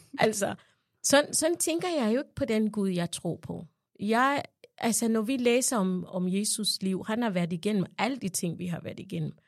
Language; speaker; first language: Danish; non-native, fluent; Ganda